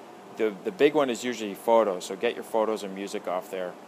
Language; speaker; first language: English; native; English